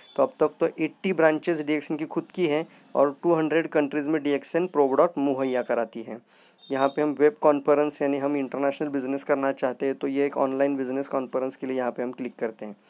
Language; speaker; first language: Hindi; non-native, local second language; Marathi